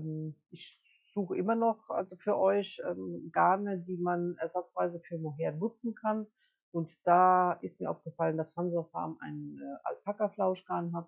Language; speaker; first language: German; native; German